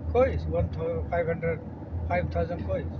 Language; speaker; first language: Arabic; non-native, learner; Filipino